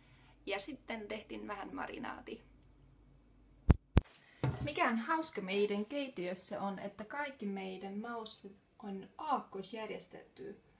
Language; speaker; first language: Finnish; non-native, learner; Estonian